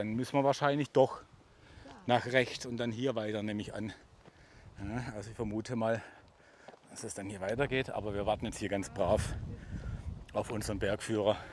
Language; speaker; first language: German; native; German